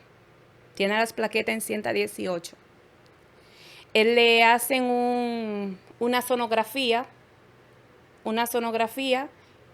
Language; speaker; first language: Spanish; native; Spanish